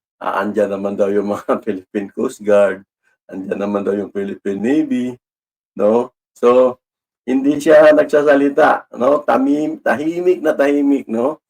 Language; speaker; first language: Filipino; non-native, local second language; Cebuano